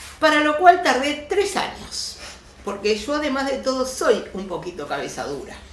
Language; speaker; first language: Spanish; early bilingual, other home language; Yiddish